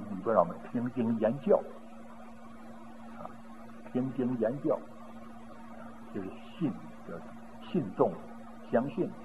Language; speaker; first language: Chinese; native; Chinese